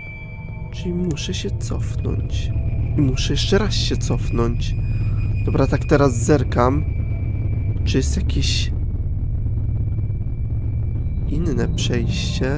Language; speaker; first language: Polish; native; Polish